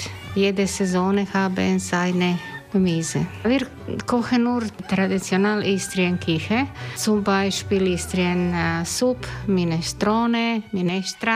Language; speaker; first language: German; non-native, learner; Croatian